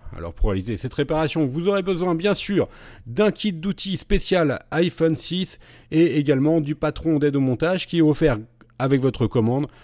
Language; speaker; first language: French; native; French